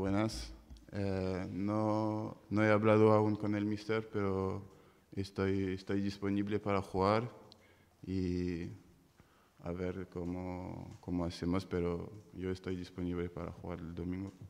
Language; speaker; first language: Spanish; non-native, fluent; French